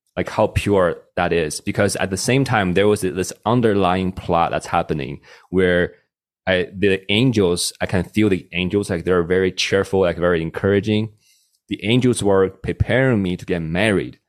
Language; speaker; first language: English; non-native, fluent; Chinese